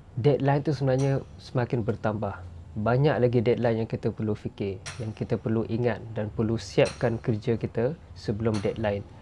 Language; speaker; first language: Malay; non-native, fluent; Western Cham